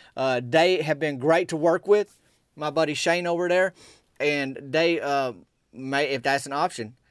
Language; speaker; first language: English; native; English